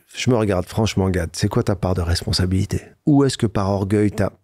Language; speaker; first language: French; native; French